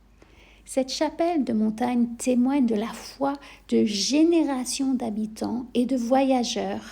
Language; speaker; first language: French; native; French